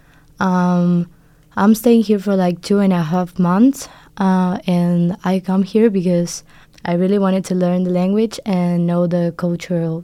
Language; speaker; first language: English; non-native, fluent; Spanish